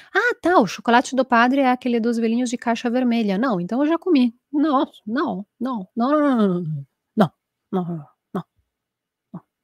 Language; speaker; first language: Portuguese; non-native, fluent; Italian